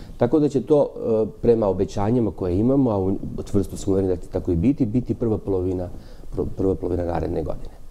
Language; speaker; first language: Serbian; native; Serbian